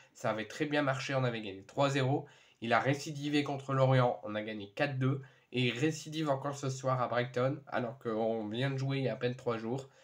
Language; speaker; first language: French; native; French